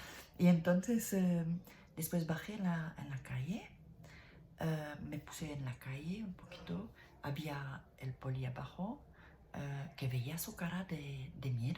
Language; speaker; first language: Spanish; non-native, learner; French